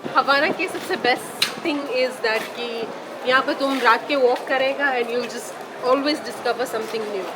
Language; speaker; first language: Hindi; native; Hindi